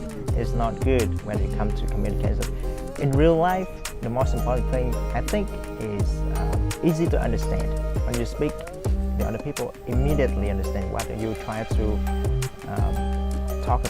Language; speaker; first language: English; non-native, fluent; Vietnamese